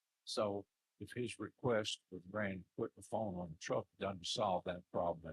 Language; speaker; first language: English; native; English